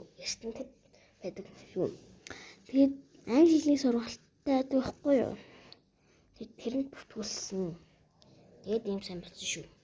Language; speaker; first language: Mongolian; early bilingual, heritage; Mongolian